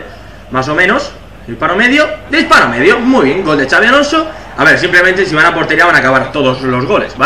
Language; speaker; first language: Spanish; native; Spanish